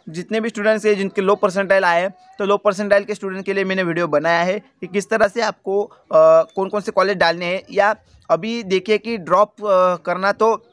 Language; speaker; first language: Hindi; non-native, local second language; Marathi